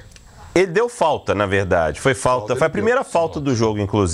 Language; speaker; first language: Portuguese; native; Portuguese